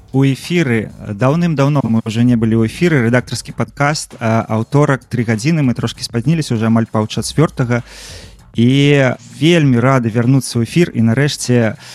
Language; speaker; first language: Belarusian; native; Belarusian